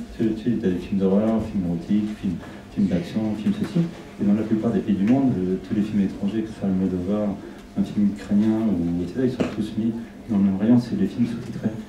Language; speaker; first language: French; non-native, fluent; Spanish